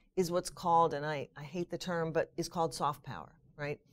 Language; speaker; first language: English; native; English